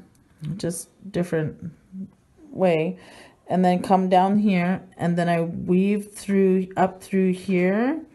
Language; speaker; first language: English; native; English